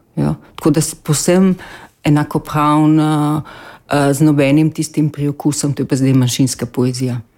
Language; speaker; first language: Slovenian; native; Slovenian